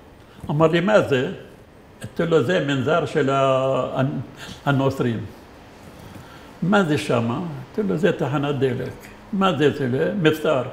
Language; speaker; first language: Hebrew; non-native, fluent; Arabic